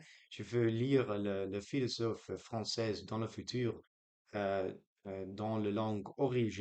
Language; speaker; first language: French; non-native, learner; Dutch